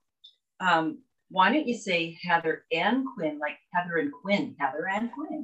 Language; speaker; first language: English; native; English